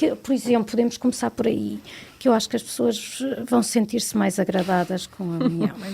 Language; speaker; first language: Portuguese; native; Portuguese